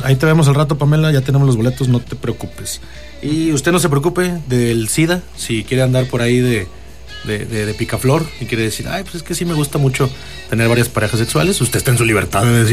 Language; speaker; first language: Spanish; native; Spanish